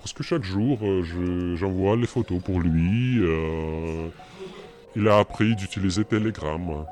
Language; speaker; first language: French; non-native, learner; Russian